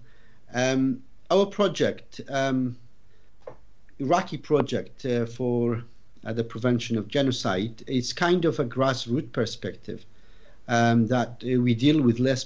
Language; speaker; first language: English; non-native, fluent; Arabic